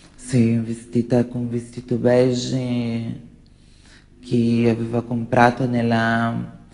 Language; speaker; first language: Italian; non-native, learner; Portuguese